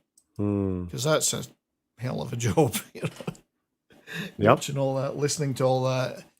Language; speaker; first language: English; native; English